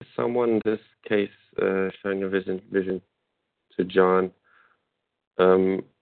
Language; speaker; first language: English; non-native, fluent; Russian